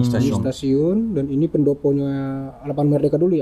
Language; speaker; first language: Indonesian; native; Indonesian